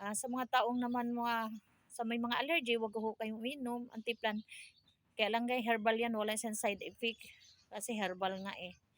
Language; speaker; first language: Filipino; non-native, local second language; Cebuano